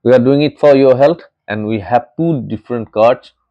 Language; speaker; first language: English; non-native, local second language; Assamese